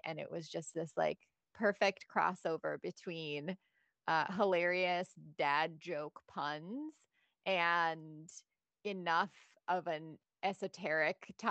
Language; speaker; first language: English; non-native, fluent; Bosnian